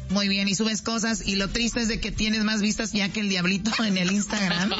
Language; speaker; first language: Spanish; native; Spanish